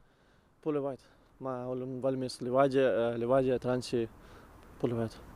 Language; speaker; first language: Estonian; non-native, local second language; Russian